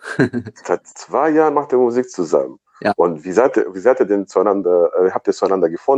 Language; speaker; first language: German; native; German